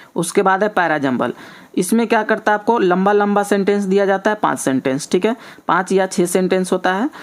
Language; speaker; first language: Hindi; native; Hindi